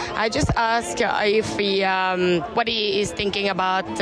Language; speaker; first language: English; non-native, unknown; French